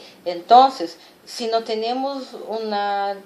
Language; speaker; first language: Spanish; non-native, fluent; Portuguese